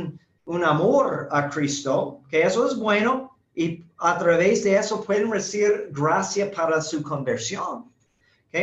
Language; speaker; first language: Spanish; non-native, fluent; English